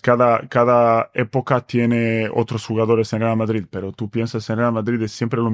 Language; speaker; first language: Spanish; non-native, fluent; Bosnian